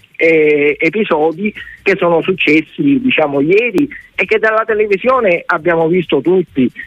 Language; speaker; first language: Italian; native; Italian